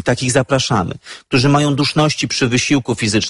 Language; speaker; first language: Polish; native; Polish